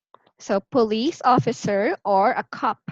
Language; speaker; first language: English; non-native, local second language; Filipino